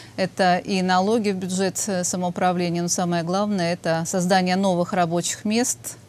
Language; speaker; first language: Russian; native; Russian